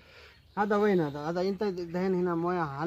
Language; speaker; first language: Arabic; non-native, learner; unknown